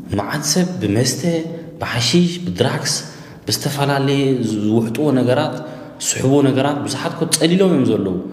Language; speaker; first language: Tigrinya; early bilingual, heritage; Tigrinya